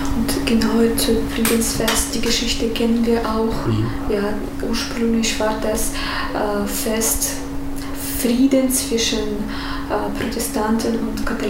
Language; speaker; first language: German; non-native, fluent; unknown